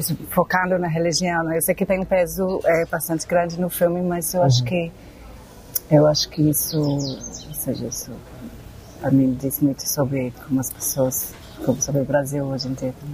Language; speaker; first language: Portuguese; non-native, fluent; English